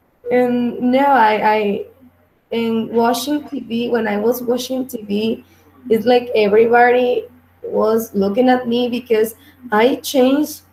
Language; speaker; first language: English; non-native, learner; Spanish